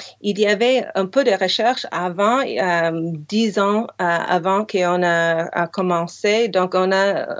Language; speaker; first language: French; non-native, fluent; English